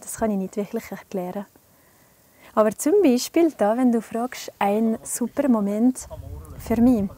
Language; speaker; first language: German; non-native, local second language; French